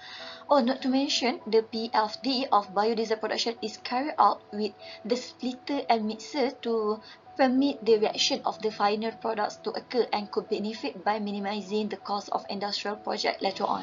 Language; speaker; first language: English; non-native, local second language; Malay